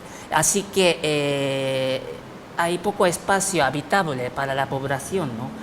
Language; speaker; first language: Spanish; non-native, fluent; Japanese